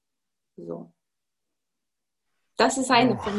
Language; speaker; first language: German; non-native, fluent; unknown